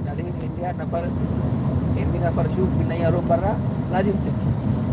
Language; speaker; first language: Arabic; non-native, learner; Hindi